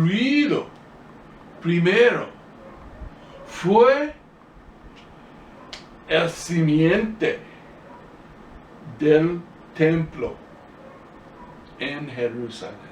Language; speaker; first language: Spanish; non-native, fluent; English